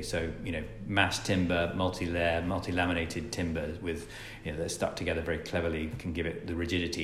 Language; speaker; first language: English; native; English